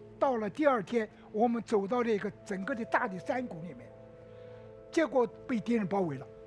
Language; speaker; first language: Chinese; native; Chinese